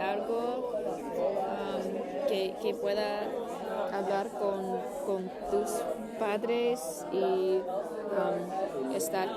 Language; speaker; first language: Spanish; non-native, fluent; English